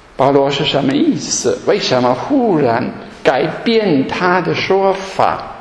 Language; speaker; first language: Chinese; non-native, fluent; German